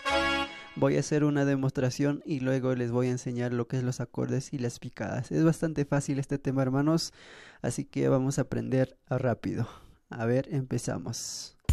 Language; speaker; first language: Spanish; native; Spanish